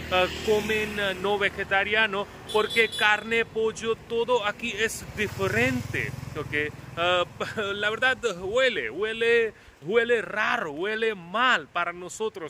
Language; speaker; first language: Spanish; non-native, fluent; Hindi